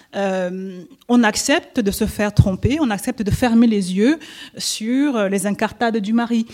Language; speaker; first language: French; native; French